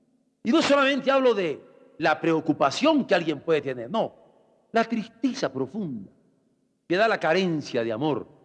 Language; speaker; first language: Spanish; native; Spanish